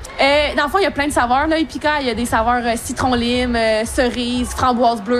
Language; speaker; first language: French; native; French